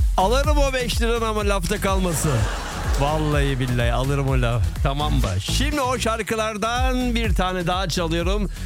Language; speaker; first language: Turkish; early bilingual, heritage; Turkish